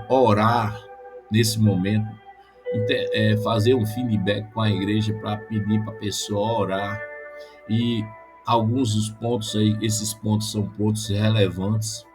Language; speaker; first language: Portuguese; native; Portuguese